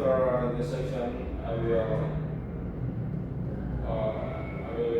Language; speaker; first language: English; non-native, learner; Indonesian